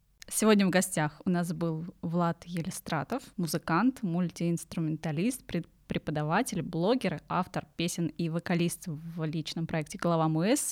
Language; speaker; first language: Russian; native; Russian